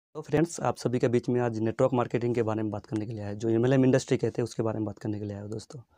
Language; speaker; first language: Hindi; non-native, local second language; Bangla